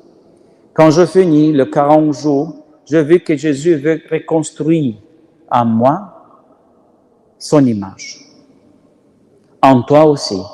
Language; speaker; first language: French; non-native, learner; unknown